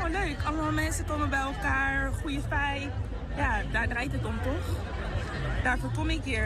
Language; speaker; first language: Dutch; native; Dutch